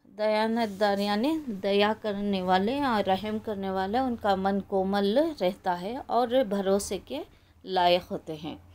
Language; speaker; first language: Hindi; non-native, local second language; Kannada